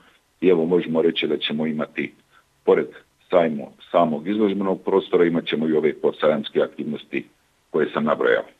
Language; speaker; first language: Bosnian; native; Bosnian